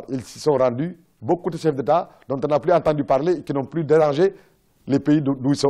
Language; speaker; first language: French; non-native, local second language; Wolof